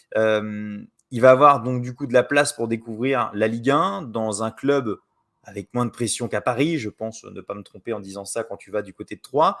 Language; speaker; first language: French; native; French